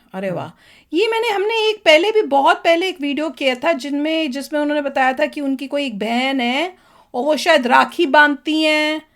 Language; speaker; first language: Hindi; native; Hindi